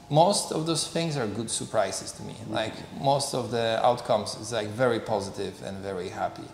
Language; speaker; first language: English; non-native, fluent; Polish